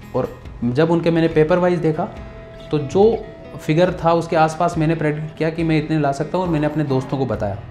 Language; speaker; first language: Hindi; native; Hindi